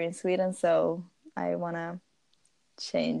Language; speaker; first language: English; non-native, fluent; Swedish